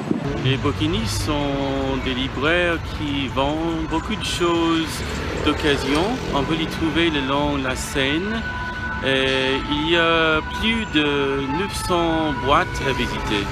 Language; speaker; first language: French; non-native, learner; English